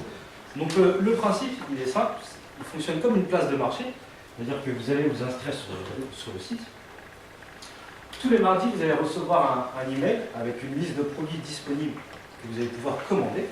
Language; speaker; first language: French; native; French